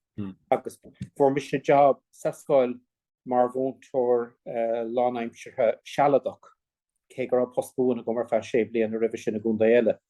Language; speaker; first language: Irish; non-native, local second language; English